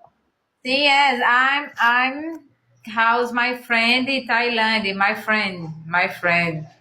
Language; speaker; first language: English; non-native, learner; Portuguese